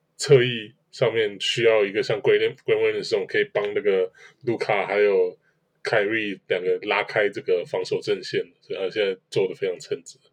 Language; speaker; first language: Chinese; native; Chinese